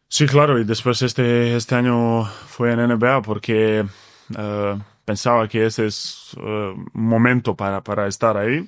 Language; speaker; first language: Spanish; non-native, fluent; Bosnian